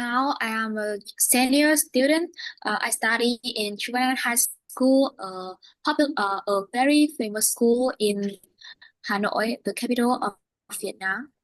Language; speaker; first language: English; non-native, learner; Vietnamese